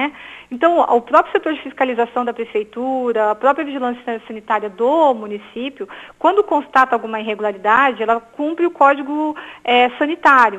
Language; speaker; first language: Portuguese; native; Portuguese